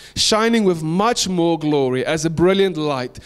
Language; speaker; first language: English; non-native, local second language; Afrikaans